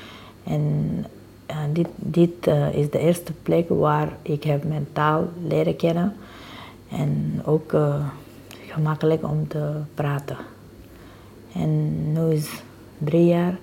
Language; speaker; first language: Dutch; non-native, learner; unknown